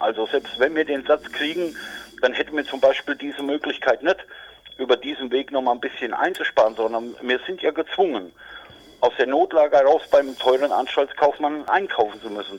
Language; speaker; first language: German; native; German